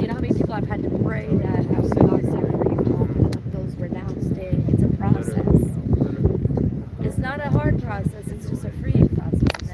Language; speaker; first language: English; native; English